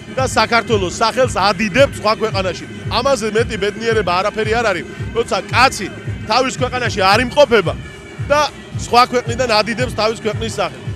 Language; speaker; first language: Georgian; native; Georgian